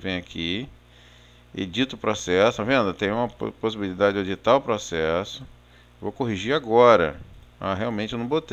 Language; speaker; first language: Portuguese; native; Portuguese